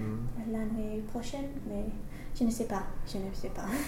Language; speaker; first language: French; non-native, learner; English